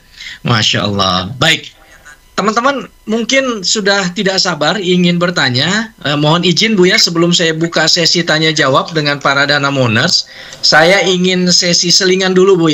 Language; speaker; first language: Indonesian; native; Indonesian